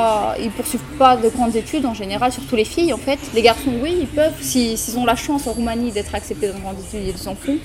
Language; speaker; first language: French; early bilingual, other home language; Romanian